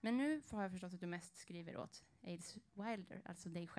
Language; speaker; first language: Swedish; native; Swedish